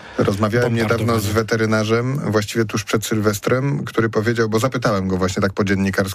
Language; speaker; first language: Polish; native; Polish